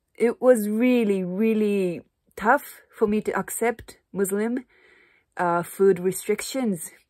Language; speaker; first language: English; non-native, fluent; Japanese